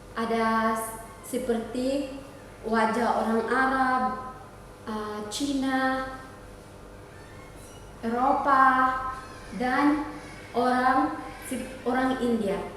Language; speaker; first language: Indonesian; non-native, learner; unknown